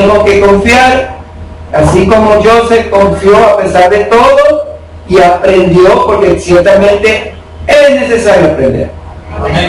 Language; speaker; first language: Spanish; native; Spanish